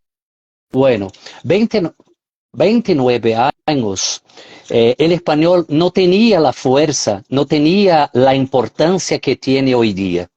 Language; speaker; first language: Spanish; non-native, fluent; Portuguese